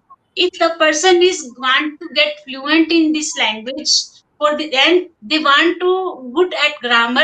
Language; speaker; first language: English; non-native, local second language; Hindi